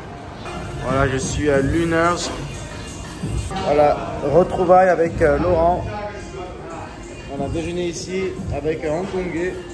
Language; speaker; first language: French; native; French